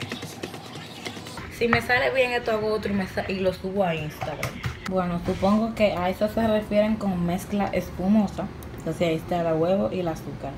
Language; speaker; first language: Spanish; native; Spanish